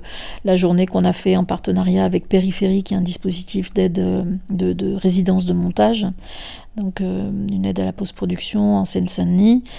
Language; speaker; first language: French; native; French